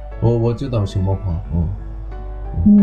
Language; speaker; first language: Chinese; non-native, learner; Korean